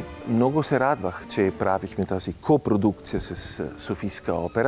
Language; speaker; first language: Bulgarian; non-native, fluent; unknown